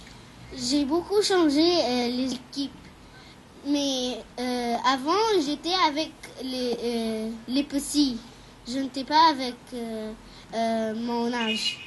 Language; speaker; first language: French; non-native, fluent; Arabic